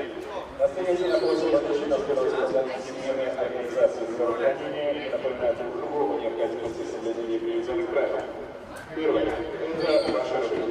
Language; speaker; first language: Russian; native; Russian